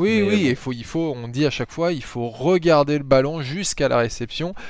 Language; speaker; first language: French; native; French